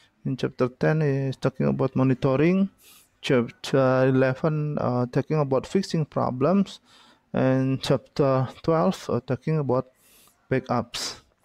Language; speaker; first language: English; non-native, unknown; Indonesian